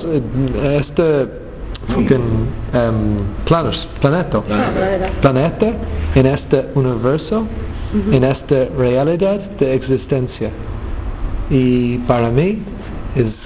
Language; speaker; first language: Spanish; non-native, learner; English